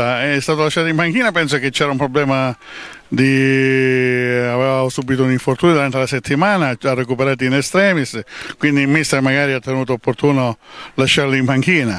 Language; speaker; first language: Italian; native; Italian